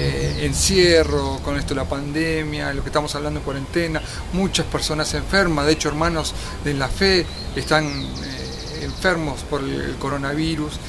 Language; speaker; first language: Spanish; native; Spanish